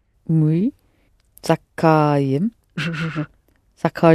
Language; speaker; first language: Russian; non-native, learner; English